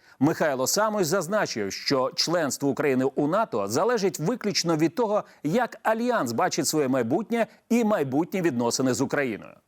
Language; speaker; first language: Ukrainian; native; Ukrainian